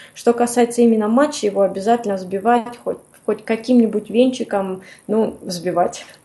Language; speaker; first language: Russian; native; Russian